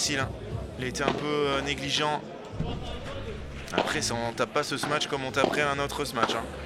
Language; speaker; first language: French; native; French